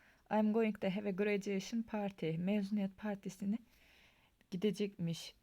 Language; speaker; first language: English; non-native, fluent; Turkish